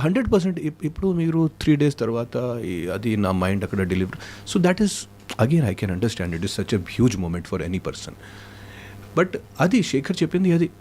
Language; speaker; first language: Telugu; non-native, fluent; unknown